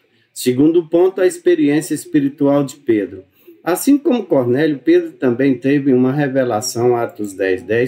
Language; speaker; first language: Portuguese; native; Portuguese